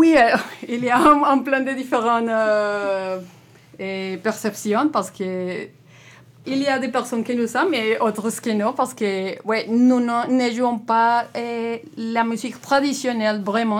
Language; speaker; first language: French; non-native, learner; Spanish